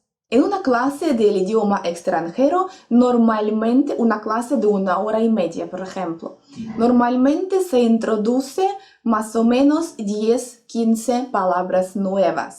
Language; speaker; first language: Spanish; non-native, fluent; Russian